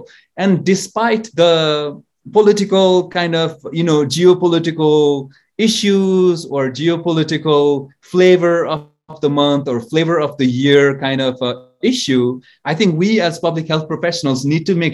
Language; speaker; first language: English; non-native, local second language; Nepali